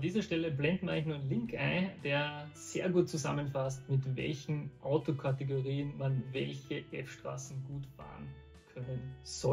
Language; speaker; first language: German; native; German